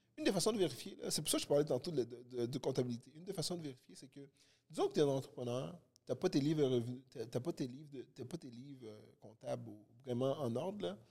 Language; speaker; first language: French; early bilingual, other home language; Haitian Creole